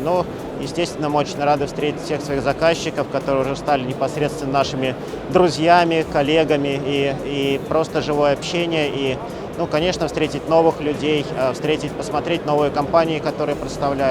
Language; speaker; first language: Russian; native; Russian